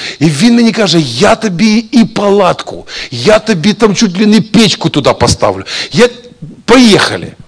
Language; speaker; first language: Ukrainian; non-native, local second language; Russian